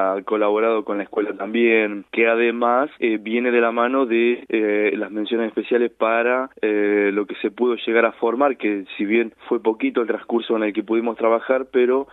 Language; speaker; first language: Spanish; native; Spanish